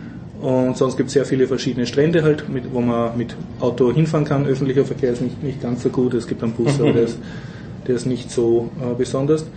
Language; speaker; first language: German; native; German